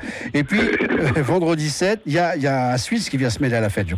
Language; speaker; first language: French; native; French